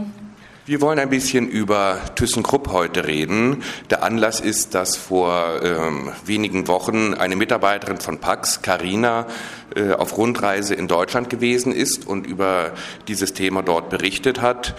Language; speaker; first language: German; native; German